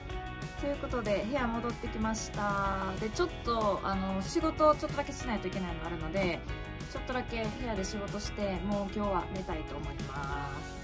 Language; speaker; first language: Japanese; native; Japanese